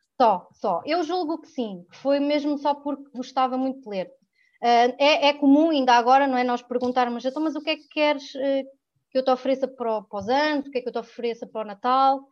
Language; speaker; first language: Portuguese; early bilingual, other home language; French